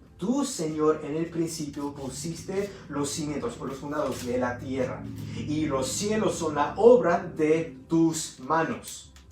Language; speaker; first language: Spanish; early bilingual, heritage; Spanish